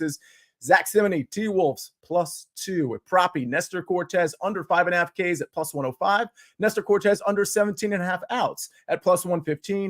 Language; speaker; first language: English; native; English